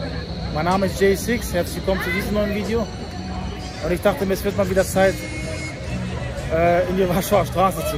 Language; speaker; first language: German; native; German